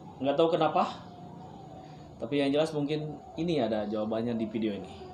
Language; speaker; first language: Indonesian; native; Indonesian